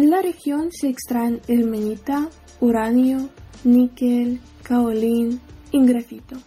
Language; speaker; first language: Spanish; non-native, learner; Ukrainian